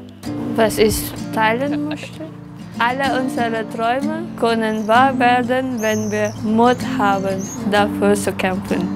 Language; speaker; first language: German; non-native, learner; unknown